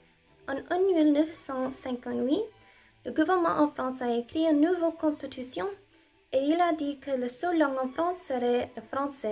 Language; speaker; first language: French; non-native, learner; English